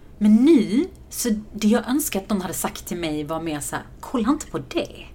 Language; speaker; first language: Swedish; native; Swedish